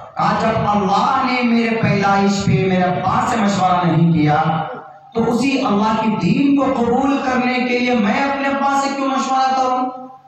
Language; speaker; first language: Urdu; native; Urdu